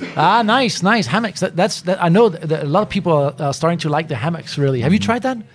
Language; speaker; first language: English; non-native, fluent; Danish